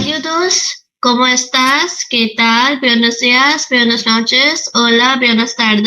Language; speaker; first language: Spanish; non-native, learner; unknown